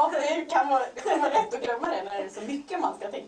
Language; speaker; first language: Swedish; native; Swedish